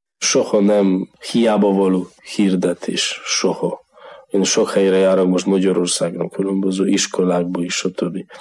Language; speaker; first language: Hungarian; non-native, learner; Polish